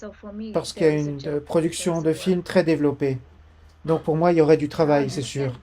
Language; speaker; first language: French; non-native, fluent; Ukrainian